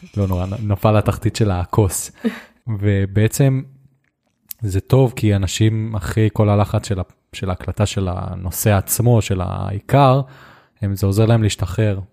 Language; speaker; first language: Hebrew; native; Hebrew